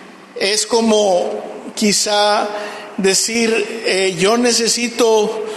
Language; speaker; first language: Spanish; native; Spanish